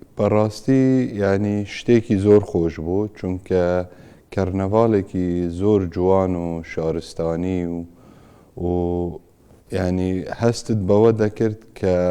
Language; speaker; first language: Central Kurdish; non-native, local second language; Kurdish